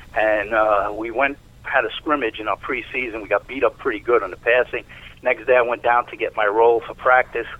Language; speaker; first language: English; native; English